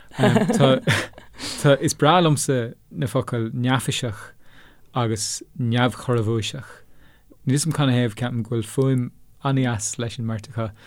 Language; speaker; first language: Irish; non-native, local second language; English